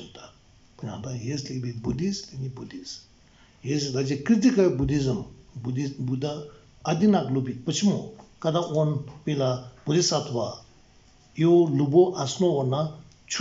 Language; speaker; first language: Russian; non-native, learner; Tibetan